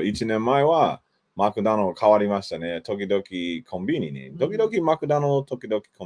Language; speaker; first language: Japanese; non-native, learner; English